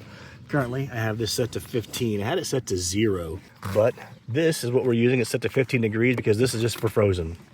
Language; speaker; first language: English; native; English